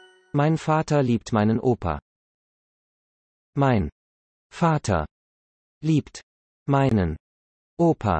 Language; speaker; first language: German; non-native, learner; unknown